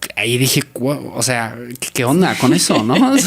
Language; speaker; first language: Spanish; native; Spanish